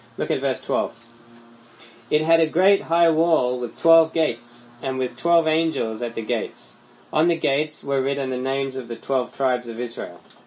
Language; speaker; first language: English; native; English